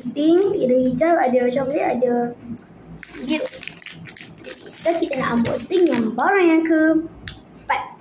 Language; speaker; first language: Malay; native; Malay